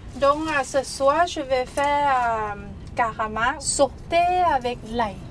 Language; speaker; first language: French; non-native, learner; Thai